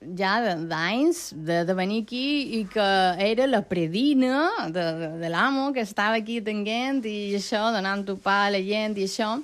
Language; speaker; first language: Catalan; non-native, local second language; Spanish